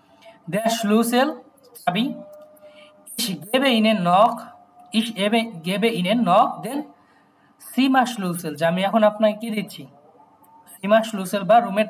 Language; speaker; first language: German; non-native, learner; Bangla